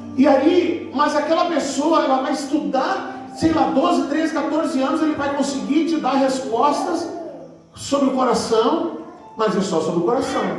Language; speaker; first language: Portuguese; native; Portuguese